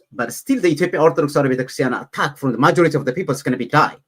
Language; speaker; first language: English; non-native, learner; Amharic